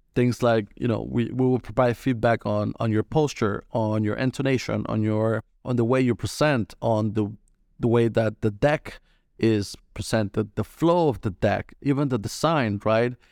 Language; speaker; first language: English; non-native, fluent; Spanish